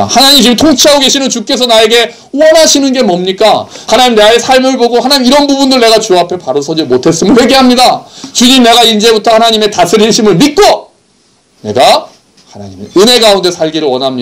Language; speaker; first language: Korean; native; Korean